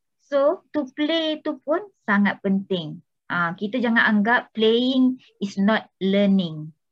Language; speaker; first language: English; non-native, local second language; Malay